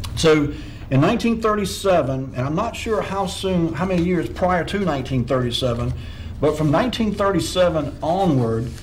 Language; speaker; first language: English; native; English